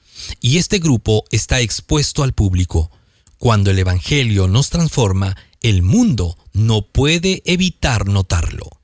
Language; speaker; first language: Spanish; native; Spanish